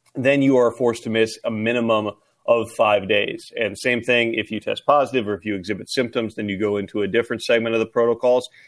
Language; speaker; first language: English; native; English